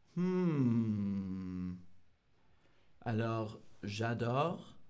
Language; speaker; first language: French; non-native, learner; English